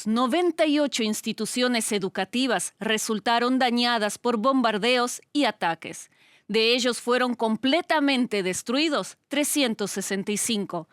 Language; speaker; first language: Spanish; non-native, fluent; Ukrainian